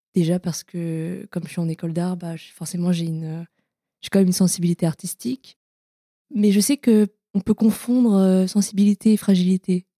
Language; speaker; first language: French; native; French